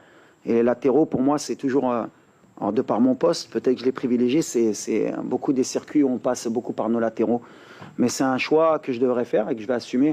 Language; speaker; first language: French; native; French